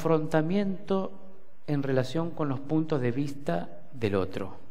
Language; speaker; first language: Spanish; native; Spanish